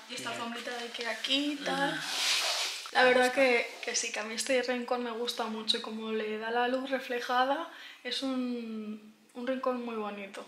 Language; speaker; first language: Spanish; native; Spanish